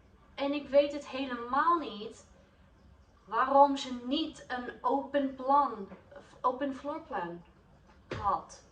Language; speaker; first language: Dutch; non-native, learner; English